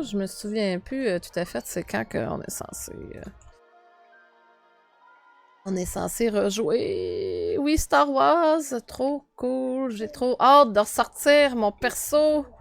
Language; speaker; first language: French; native; French